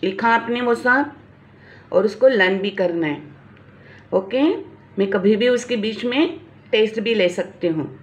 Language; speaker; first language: Hindi; non-native, local second language; Marathi